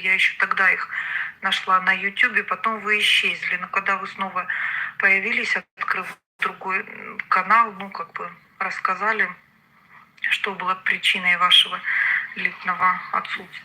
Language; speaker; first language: Russian; native; Russian